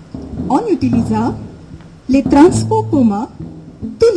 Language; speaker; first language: French; non-native, learner; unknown